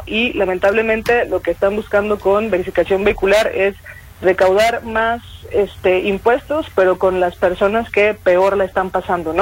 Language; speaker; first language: Spanish; native; Spanish